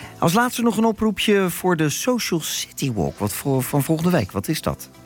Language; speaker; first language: Dutch; native; Dutch